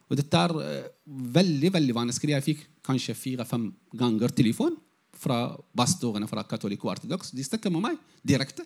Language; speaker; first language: Norwegian; non-native, fluent; Arabic